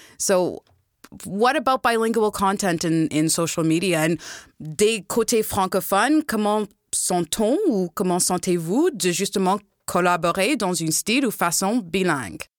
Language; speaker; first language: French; non-native, local second language; English